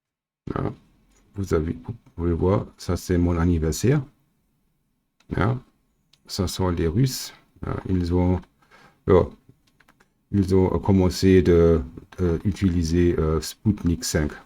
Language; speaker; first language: French; non-native, fluent; German